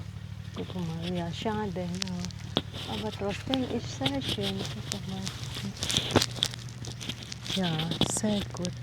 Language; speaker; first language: German; non-native, learner; Filipino